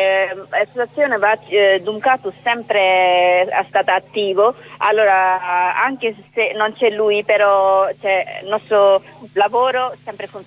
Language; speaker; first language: Italian; non-native, learner; Bangla